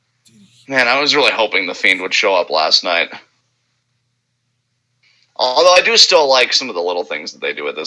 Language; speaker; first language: English; native; English